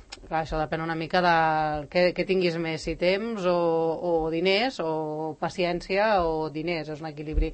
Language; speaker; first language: Catalan; native; Catalan